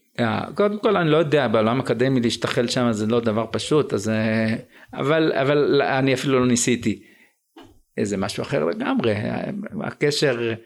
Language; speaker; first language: Hebrew; native; Hebrew